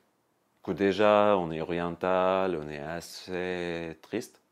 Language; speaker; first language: French; non-native, learner; Arabic